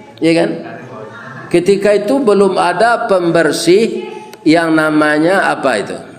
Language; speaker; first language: Malay; non-native, local second language; Minangkabau